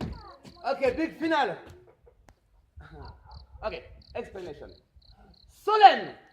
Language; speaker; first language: English; non-native, fluent; French